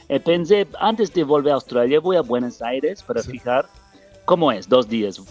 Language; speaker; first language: Spanish; non-native, learner; English